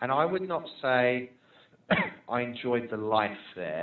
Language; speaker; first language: English; non-native, fluent; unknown